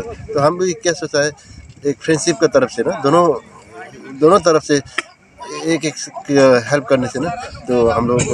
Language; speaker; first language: Hindi; non-native, local second language; Bodo